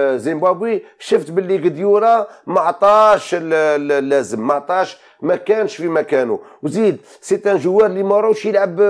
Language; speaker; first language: Arabic; native; Arabic